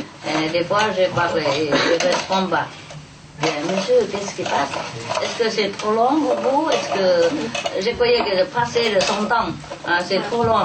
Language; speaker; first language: French; non-native, learner; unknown